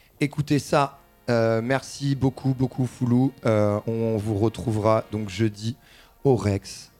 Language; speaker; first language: French; native; French